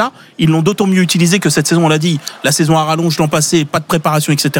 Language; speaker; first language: French; native; French